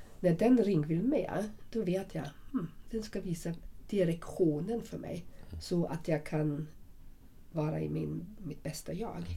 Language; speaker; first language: Swedish; non-native, fluent; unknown